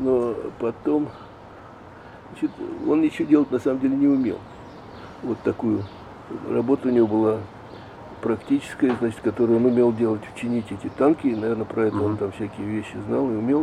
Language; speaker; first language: Russian; native; Russian